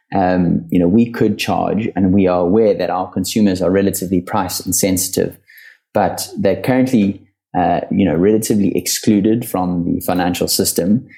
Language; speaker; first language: English; native; English